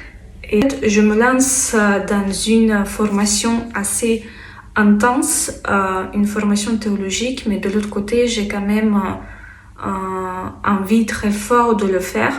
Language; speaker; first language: French; non-native, fluent; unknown